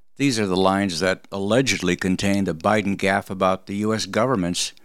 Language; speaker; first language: English; early bilingual, other home language; Polish